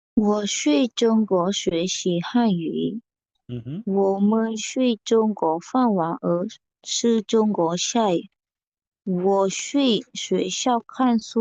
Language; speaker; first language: Chinese; non-native, learner; Burmese